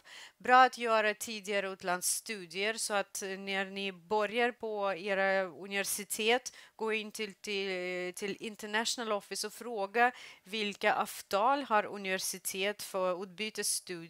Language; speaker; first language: Swedish; non-native, fluent; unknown